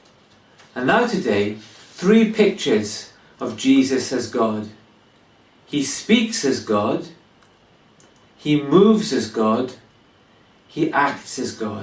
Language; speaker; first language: English; native; English